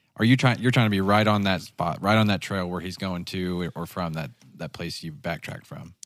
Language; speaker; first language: English; native; English